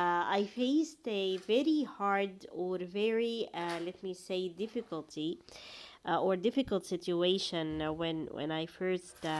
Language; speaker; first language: English; non-native, fluent; Arabic